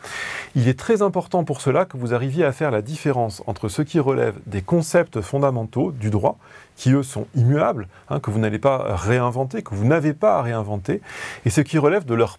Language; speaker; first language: French; native; French